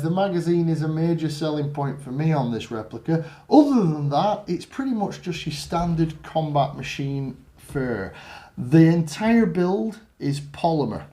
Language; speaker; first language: English; native; English